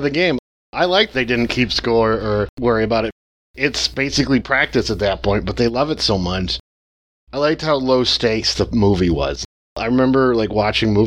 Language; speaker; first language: English; native; English